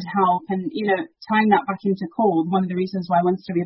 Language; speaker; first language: English; early bilingual, other home language; Persian